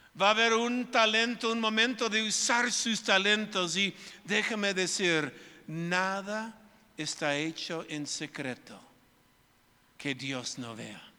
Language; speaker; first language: Spanish; non-native, fluent; English